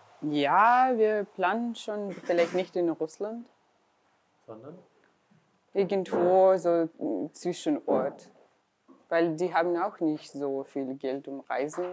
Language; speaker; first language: German; non-native, learner; Russian